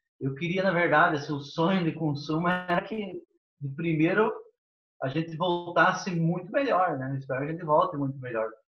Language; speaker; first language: Portuguese; native; Portuguese